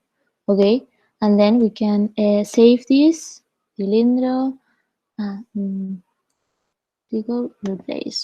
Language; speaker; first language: English; non-native, fluent; Spanish